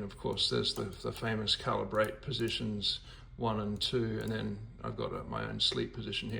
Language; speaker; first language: English; native; English